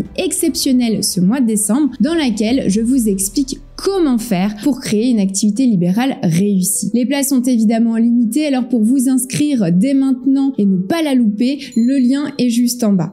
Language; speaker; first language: French; native; French